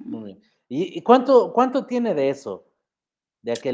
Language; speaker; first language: Spanish; native; Spanish